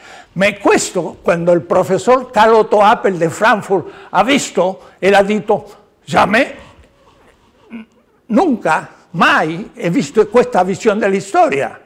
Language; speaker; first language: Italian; non-native, learner; Spanish